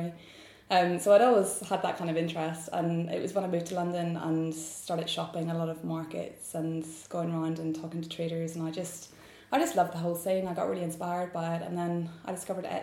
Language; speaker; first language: English; native; English